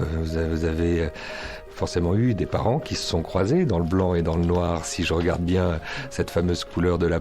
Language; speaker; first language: French; native; French